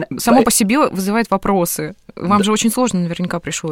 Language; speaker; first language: Russian; native; Russian